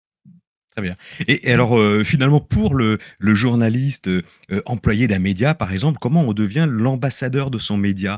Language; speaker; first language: French; native; French